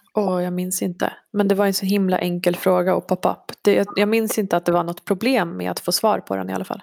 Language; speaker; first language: Swedish; native; Swedish